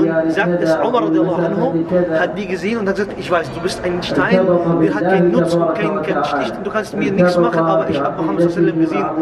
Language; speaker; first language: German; non-native, learner; Arabic